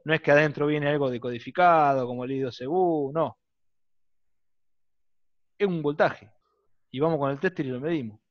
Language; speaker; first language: Spanish; native; Spanish